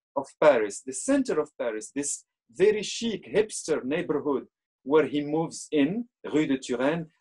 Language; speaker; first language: English; non-native, fluent; Arabic